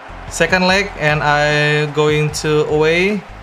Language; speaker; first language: English; non-native, learner; Indonesian